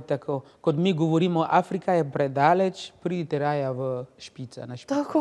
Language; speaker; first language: Slovenian; non-native, learner; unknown